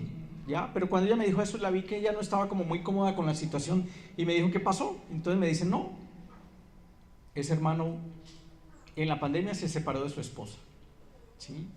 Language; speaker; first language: Spanish; native; Spanish